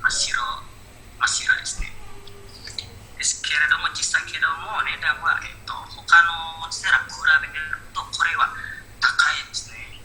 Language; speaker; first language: Japanese; non-native, learner; Indonesian